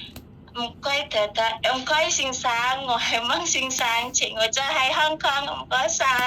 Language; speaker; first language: Cantonese; non-native, learner; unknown